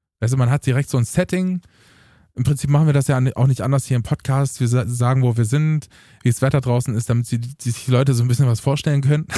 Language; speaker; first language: German; early bilingual, other home language; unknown